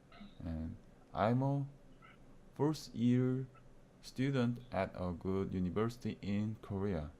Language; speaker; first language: English; non-native, learner; Korean